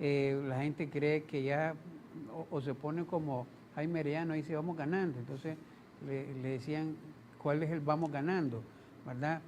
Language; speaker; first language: Spanish; native; Spanish